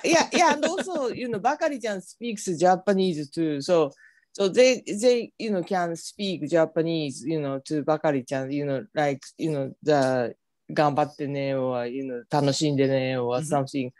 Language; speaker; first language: English; non-native, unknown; Japanese